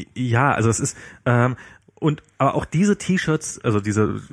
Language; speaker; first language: German; native; German